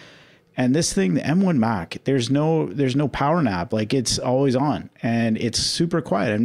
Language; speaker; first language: English; native; English